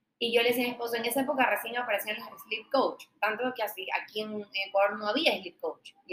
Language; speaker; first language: Spanish; native; Spanish